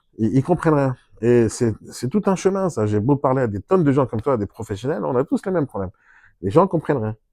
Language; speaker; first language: French; non-native, fluent; Hebrew